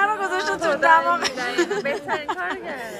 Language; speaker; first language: Persian; native; Persian